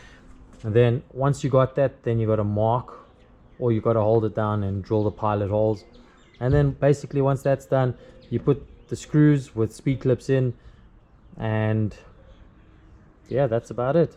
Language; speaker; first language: English; native; English